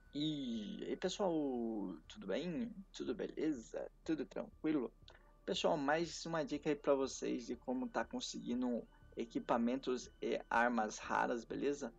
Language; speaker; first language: Portuguese; native; Portuguese